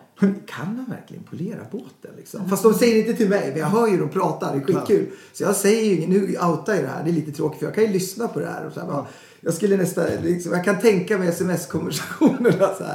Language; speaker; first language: Swedish; native; Swedish